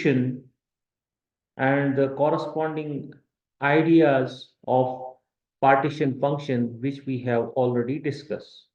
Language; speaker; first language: English; non-native, local second language; Kashmiri